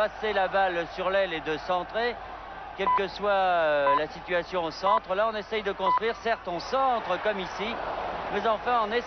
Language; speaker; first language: French; native; French